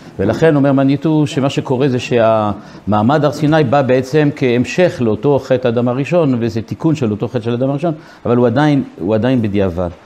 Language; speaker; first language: Hebrew; non-native, fluent; French